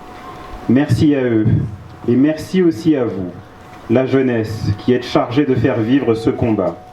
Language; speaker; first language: French; native; French